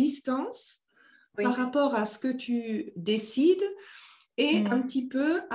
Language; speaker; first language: French; native; French